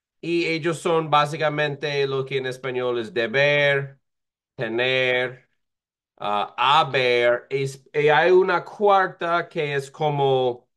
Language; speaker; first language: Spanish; non-native, fluent; English